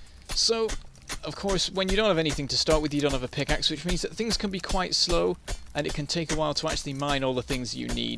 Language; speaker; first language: English; native; English